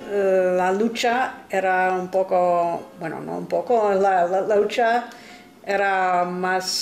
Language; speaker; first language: Spanish; non-native, fluent; English